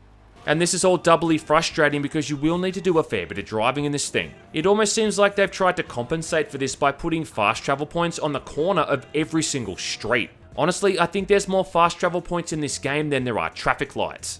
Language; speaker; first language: English; native; English